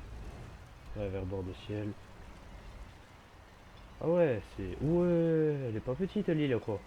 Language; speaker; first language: French; native; French